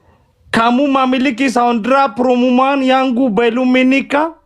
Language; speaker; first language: Indonesian; non-native, learner; Oromo